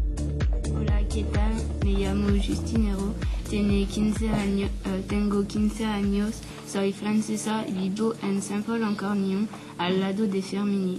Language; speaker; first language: Spanish; non-native, learner; French